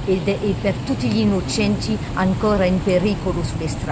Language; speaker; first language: Italian; non-native, learner; French